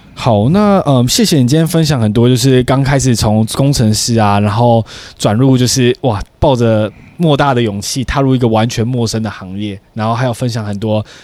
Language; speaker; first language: Chinese; native; Chinese